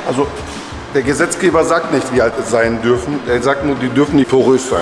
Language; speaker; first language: German; native; German